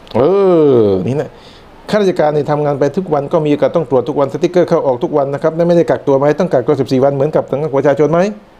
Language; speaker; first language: Thai; non-native, local second language; Northern Khmer